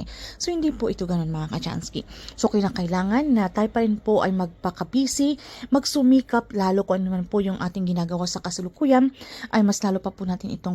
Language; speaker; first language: Filipino; native; Filipino